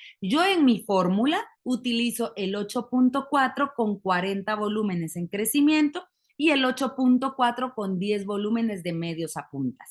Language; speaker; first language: Spanish; native; Spanish